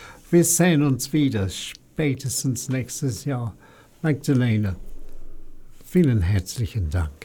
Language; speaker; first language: German; non-native, fluent; English